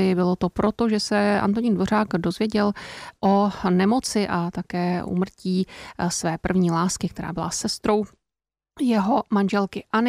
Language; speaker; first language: Czech; native; Czech